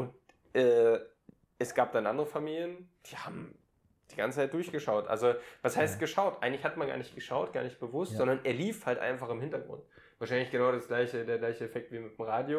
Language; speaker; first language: German; native; German